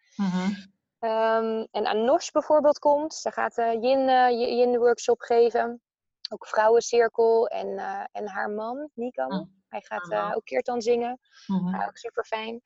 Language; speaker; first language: Dutch; native; Dutch